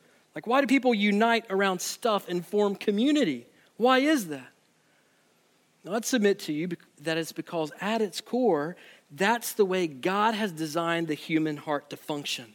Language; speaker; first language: English; native; English